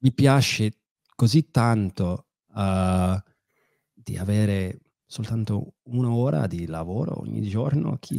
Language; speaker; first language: Italian; non-native, fluent; English